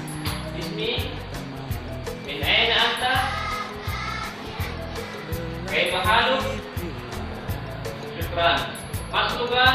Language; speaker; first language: Arabic; non-native, learner; Indonesian